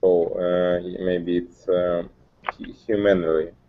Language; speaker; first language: English; non-native, learner; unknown